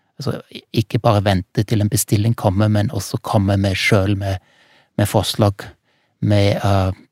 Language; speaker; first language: Norwegian; non-native, fluent; German